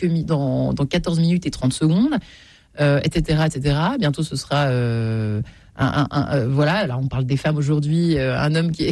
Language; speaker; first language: French; native; French